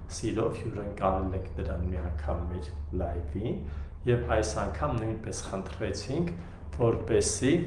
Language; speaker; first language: Armenian; native; Armenian